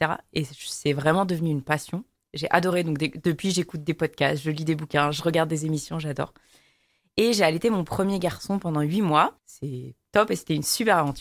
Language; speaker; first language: French; native; French